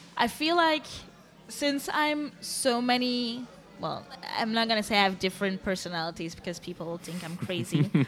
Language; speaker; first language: English; non-native, fluent; Dutch